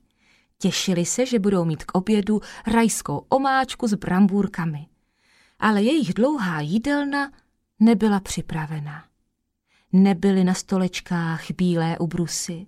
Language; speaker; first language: Czech; native; Czech